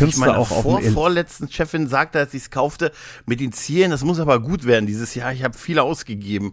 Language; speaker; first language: German; native; German